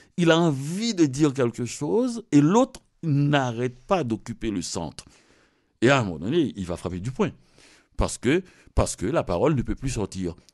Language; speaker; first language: French; non-native, local second language; Haitian Creole